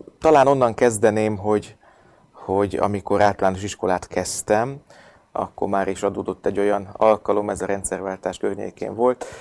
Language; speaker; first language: Hungarian; native; Hungarian